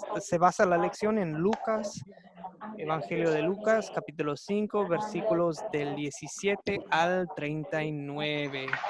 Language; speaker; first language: Spanish; non-native, fluent; English